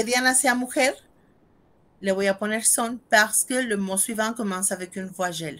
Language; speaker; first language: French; non-native, fluent; Spanish